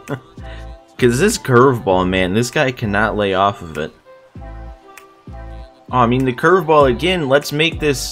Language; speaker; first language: English; native; English